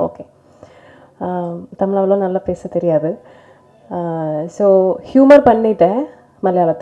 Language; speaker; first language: Tamil; non-native, learner; Malayalam